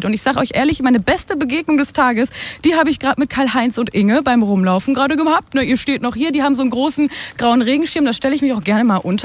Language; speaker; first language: German; native; German